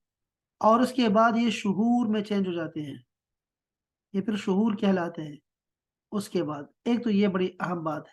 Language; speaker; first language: Urdu; native; Urdu